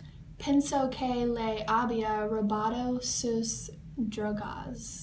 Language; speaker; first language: Spanish; non-native, learner; English